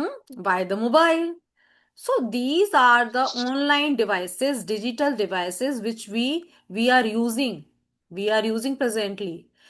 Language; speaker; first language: English; non-native, learner; Hindi